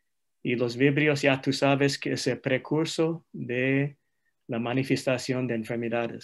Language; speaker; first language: Spanish; non-native, fluent; English